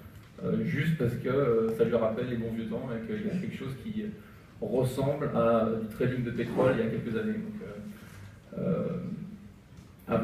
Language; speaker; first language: French; native; French